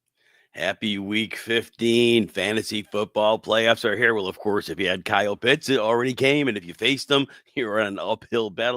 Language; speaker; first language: English; native; English